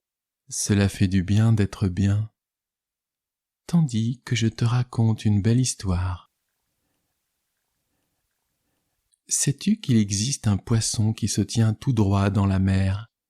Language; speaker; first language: French; native; French